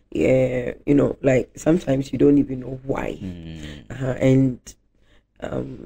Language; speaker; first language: English; non-native, local second language; Akan